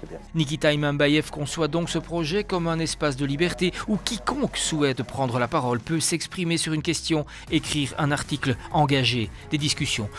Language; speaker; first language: French; native; French